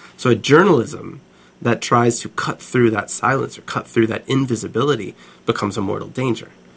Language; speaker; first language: English; native; English